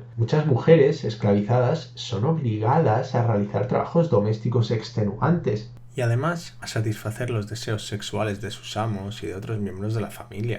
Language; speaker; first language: Spanish; native; Spanish